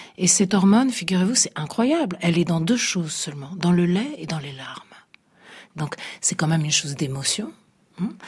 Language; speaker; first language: French; early bilingual, other home language; Italian